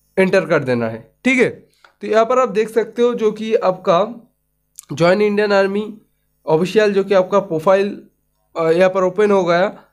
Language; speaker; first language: Hindi; non-native, local second language; Bangla